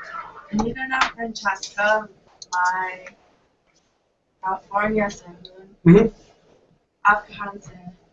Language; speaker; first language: Hindi; non-native, learner; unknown